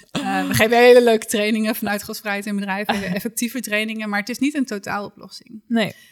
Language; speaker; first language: Dutch; native; Dutch